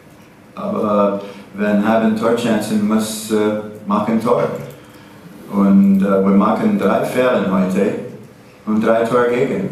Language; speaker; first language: German; non-native, learner; English